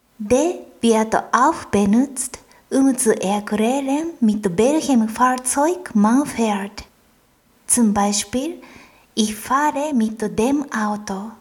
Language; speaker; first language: German; non-native, fluent; Japanese